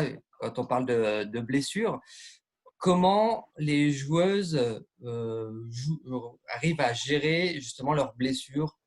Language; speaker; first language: French; native; French